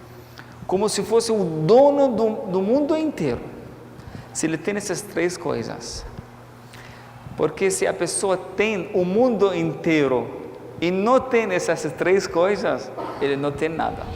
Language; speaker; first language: Portuguese; non-native, fluent; Arabic